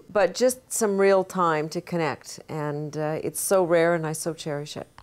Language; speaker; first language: English; native; English